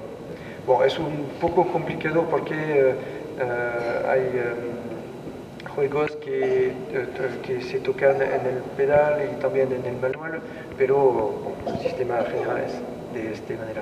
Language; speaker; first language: Spanish; non-native, learner; French